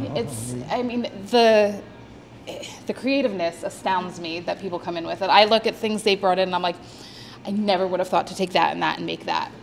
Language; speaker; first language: English; native; English